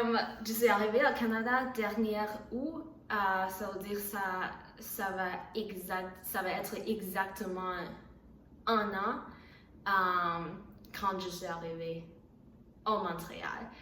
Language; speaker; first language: French; non-native, learner; Chinese